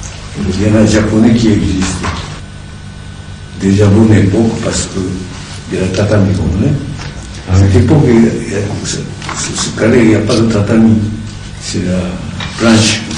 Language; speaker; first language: French; non-native, learner; Japanese